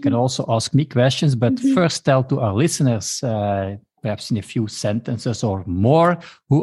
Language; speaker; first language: English; non-native, fluent; Dutch